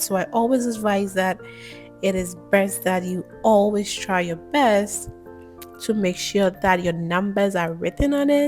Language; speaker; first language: English; non-native, local second language; Akan